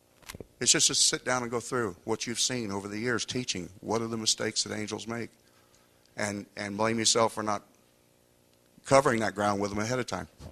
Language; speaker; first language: English; native; English